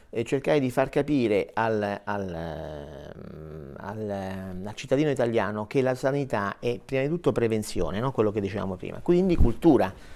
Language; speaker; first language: Italian; native; Italian